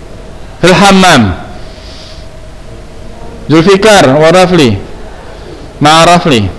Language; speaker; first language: Arabic; non-native, fluent; Indonesian